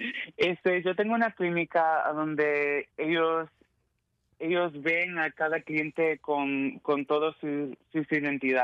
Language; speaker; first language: Spanish; early bilingual, heritage; Spanish